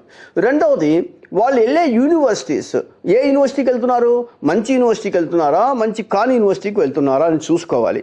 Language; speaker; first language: Telugu; native; Telugu